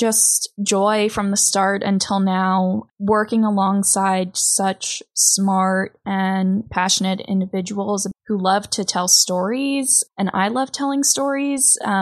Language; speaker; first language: English; native; English